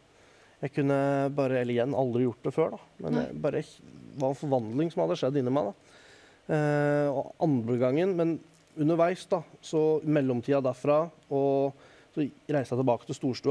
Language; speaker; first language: Norwegian; native; Norwegian